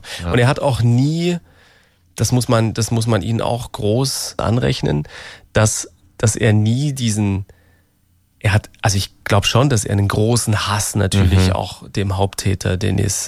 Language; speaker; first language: German; native; German